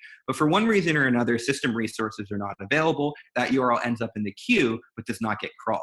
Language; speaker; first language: English; native; English